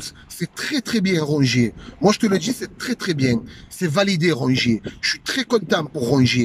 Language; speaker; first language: French; native; French